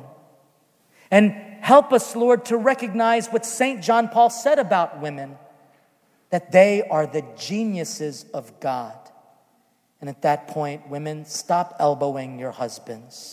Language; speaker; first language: English; native; English